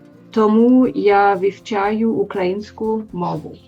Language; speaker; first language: Ukrainian; non-native, learner; German